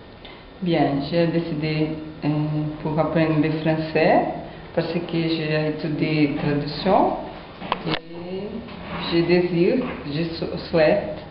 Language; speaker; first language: French; non-native, learner; Portuguese